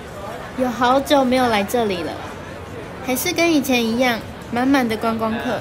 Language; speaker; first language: Chinese; native; Chinese